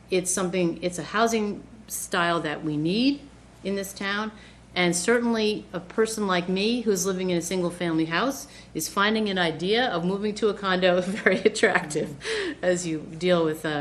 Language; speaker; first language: English; native; English